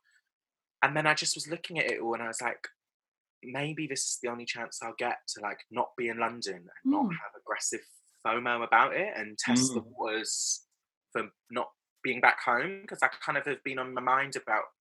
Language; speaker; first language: English; native; English